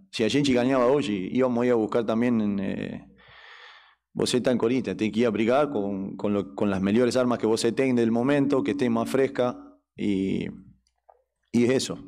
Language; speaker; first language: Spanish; native; Spanish